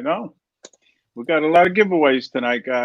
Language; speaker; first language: English; native; English